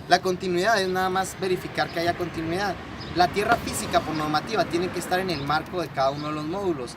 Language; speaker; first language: Spanish; native; Spanish